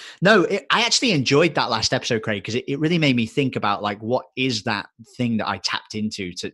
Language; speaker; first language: English; native; English